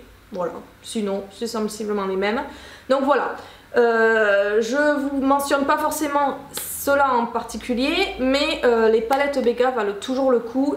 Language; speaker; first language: French; native; French